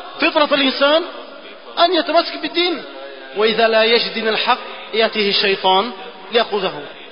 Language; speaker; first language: Arabic; non-native, fluent; Portuguese